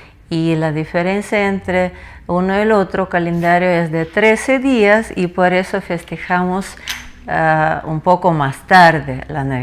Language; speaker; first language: Spanish; non-native, fluent; Russian